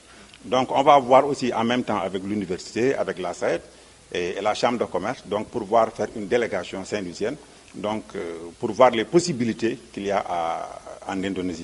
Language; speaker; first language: French; non-native, local second language; Wolof